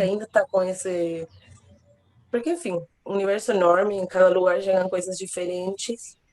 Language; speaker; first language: Portuguese; non-native, fluent; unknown